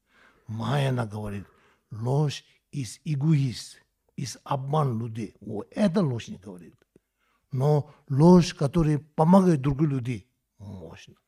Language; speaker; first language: Russian; non-native, learner; Tibetan